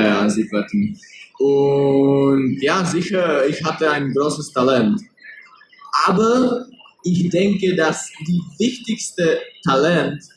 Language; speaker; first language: German; non-native, learner; Czech